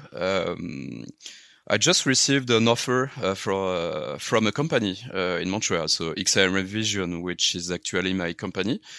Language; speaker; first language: English; non-native, learner; French